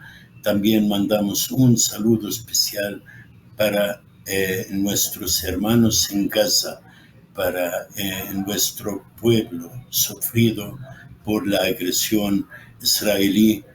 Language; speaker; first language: Spanish; non-native, fluent; Arabic